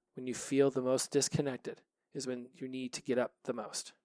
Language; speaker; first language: English; native; English